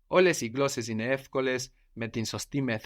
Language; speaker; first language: Greek; early bilingual, heritage; Greek